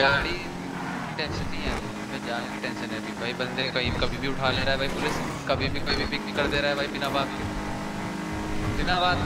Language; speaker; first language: Hindi; native; Hindi